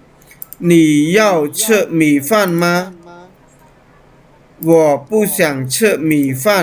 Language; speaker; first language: Chinese; non-native, fluent; Khmer